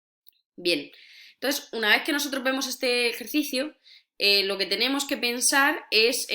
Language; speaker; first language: Spanish; native; Spanish